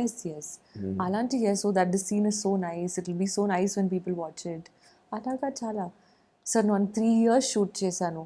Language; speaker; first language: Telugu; non-native, learner; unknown